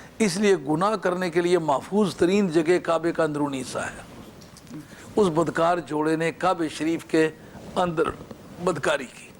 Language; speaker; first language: Urdu; non-native, local second language; Punjabi